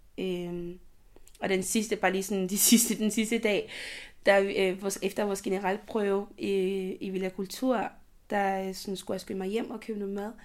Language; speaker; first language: Danish; early bilingual, other home language; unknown